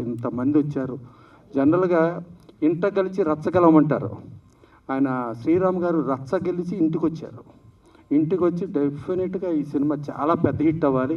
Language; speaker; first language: Telugu; native; Telugu